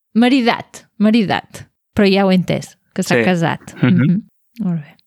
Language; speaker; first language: Catalan; native; Catalan